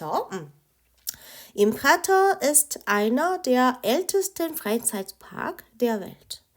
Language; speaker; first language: German; non-native, fluent; Korean